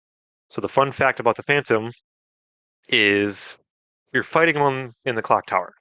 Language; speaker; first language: English; native; English